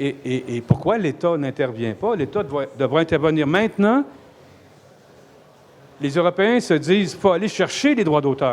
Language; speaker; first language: French; native; French